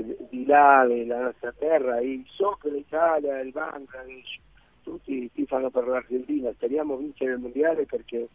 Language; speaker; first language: Italian; non-native, fluent; Spanish